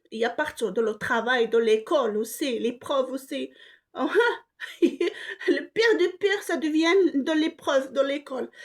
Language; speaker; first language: French; non-native, local second language; Arabic